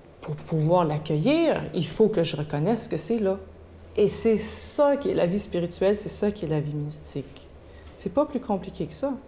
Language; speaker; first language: French; native; French